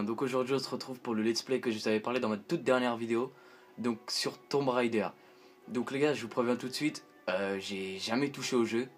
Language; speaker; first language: French; native; French